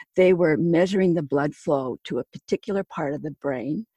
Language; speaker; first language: English; native; English